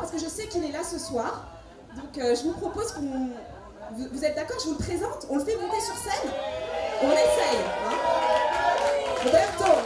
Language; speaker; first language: French; native; French